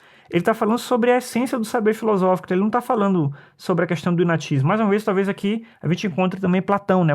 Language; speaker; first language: Portuguese; native; Portuguese